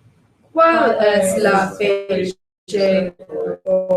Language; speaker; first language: Spanish; non-native, learner; English